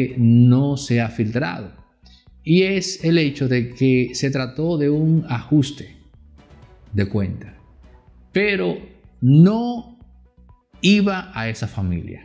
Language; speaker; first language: Spanish; native; Spanish